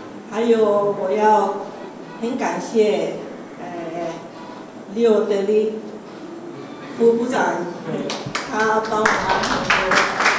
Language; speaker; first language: Chinese; non-native, learner; Spanish